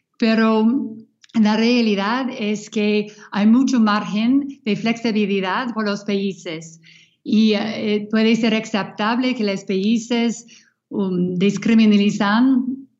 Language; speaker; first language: Spanish; non-native, fluent; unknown